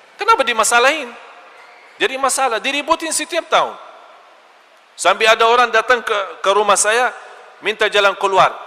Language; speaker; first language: Malay; non-native, fluent; Arabic